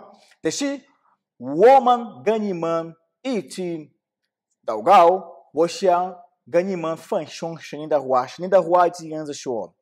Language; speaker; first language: Chinese; non-native, learner; Portuguese